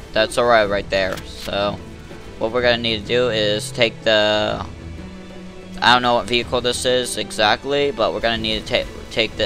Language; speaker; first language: English; native; English